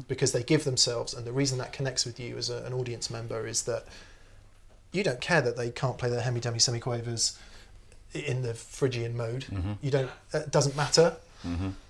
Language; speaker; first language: English; native; English